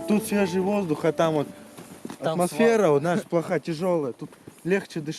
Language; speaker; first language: Russian; native; Russian